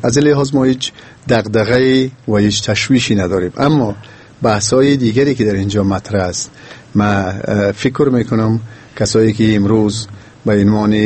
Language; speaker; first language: Persian; native; Persian